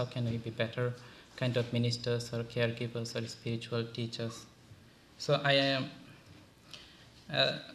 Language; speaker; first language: English; non-native, local second language; Bangla